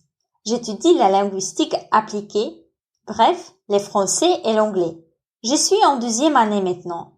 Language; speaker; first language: French; non-native, fluent; Polish